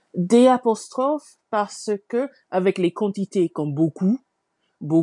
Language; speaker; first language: French; non-native, fluent; English